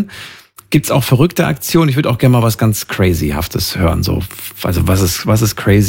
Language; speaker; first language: German; native; German